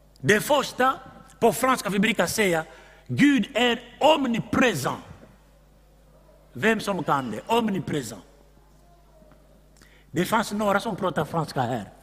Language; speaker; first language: Swedish; non-native, fluent; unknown